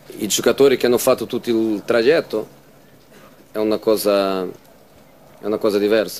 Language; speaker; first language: Italian; non-native, fluent; Portuguese